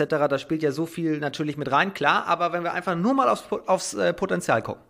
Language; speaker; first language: German; native; German